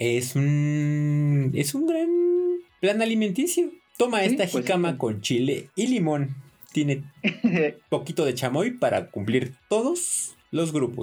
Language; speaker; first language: Spanish; native; Spanish